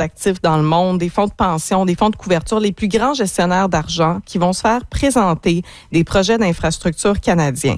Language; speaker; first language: French; native; French